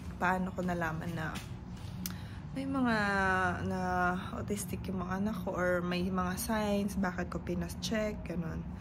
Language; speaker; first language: Filipino; native; Filipino